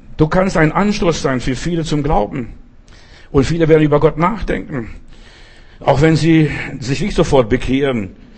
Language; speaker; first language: German; non-native, fluent; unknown